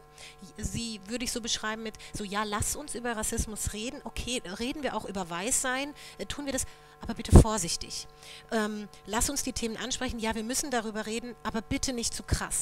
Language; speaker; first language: German; native; German